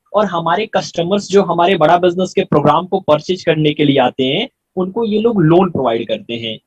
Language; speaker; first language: Hindi; native; Hindi